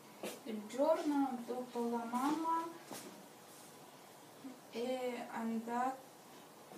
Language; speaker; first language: Italian; non-native, learner; Russian